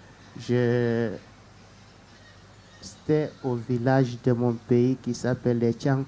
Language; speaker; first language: French; non-native, learner; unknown